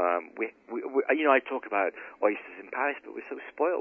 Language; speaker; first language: English; native; English